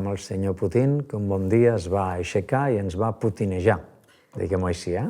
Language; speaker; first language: Catalan; native; Catalan